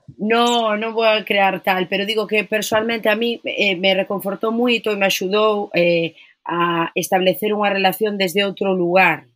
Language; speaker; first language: Galician; non-native, local second language; Spanish